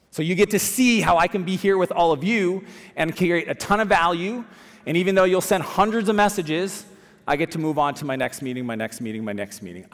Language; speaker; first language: English; native; English